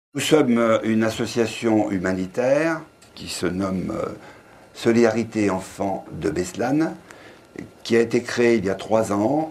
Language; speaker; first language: French; native; French